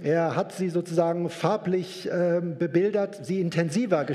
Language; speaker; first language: German; native; German